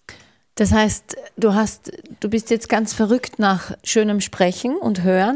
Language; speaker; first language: German; native; German